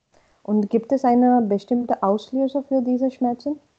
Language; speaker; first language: German; non-native, learner; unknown